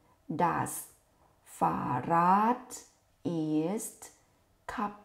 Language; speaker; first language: German; non-native, fluent; Thai